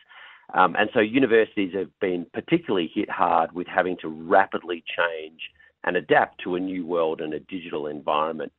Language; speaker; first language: English; native; English